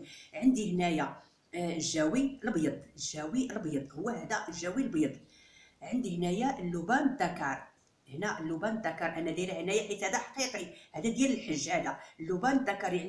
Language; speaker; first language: Arabic; native; Arabic